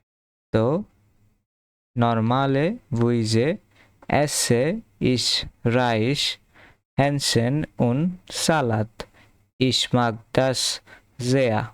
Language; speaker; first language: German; non-native, fluent; Bangla